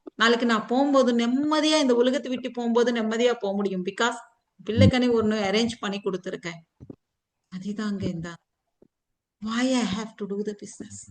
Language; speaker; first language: Tamil; non-native, fluent; Telugu